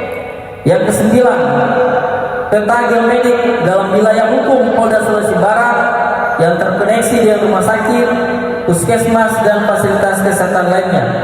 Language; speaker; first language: Indonesian; native; Indonesian